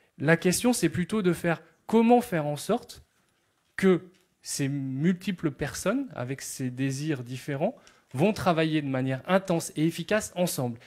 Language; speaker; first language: French; native; French